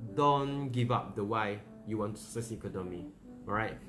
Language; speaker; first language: English; non-native, local second language; Malay